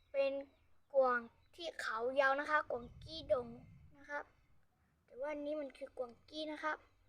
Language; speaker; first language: Thai; native; Thai